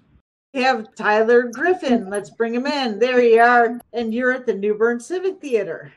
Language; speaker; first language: English; native; English